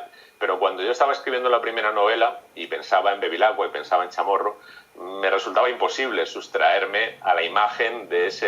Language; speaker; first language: Spanish; native; Spanish